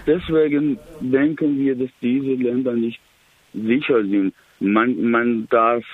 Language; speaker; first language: German; non-native, learner; Persian